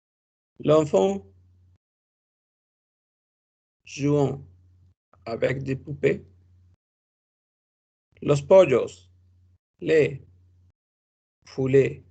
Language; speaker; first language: French; non-native, fluent; Spanish